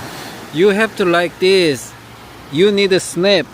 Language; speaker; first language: English; non-native, learner; Korean